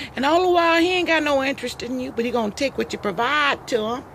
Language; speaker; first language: English; native; English